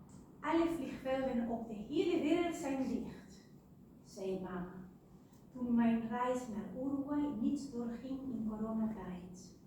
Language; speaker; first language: Dutch; non-native, fluent; Spanish